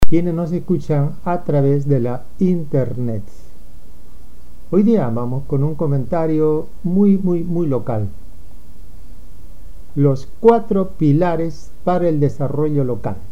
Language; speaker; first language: Spanish; native; Spanish